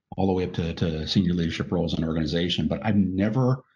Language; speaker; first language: English; native; English